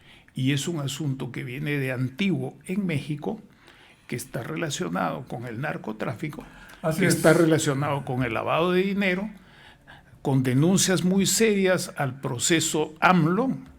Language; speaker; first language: Spanish; native; Spanish